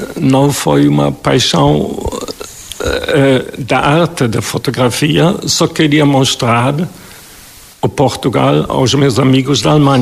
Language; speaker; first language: Portuguese; non-native, fluent; German